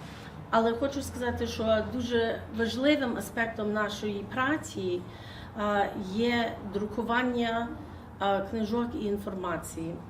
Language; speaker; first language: Ukrainian; early bilingual, heritage; Ukrainian